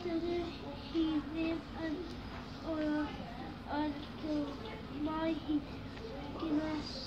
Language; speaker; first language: Welsh; non-native, local second language; English